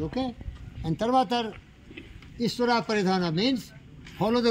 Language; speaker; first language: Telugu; non-native, learner; Hindi